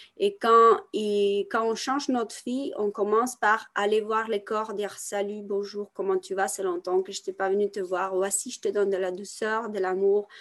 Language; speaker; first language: French; non-native, fluent; Italian